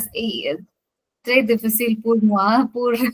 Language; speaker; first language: French; non-native, learner; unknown